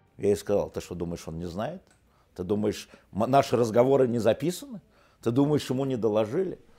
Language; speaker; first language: Russian; native; Russian